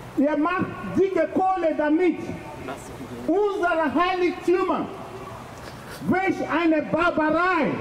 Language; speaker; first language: German; non-native, fluent; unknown